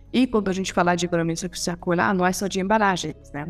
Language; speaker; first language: Portuguese; non-native, fluent; French